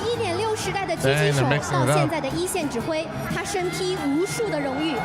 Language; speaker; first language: Chinese; native; Chinese